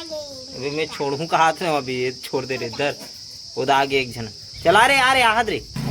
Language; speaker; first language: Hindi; non-native, local second language; Chhattisgarhi